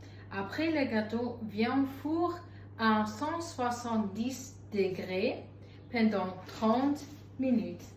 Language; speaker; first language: French; non-native, learner; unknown